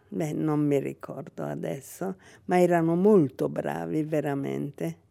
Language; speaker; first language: Italian; non-native, fluent; Hungarian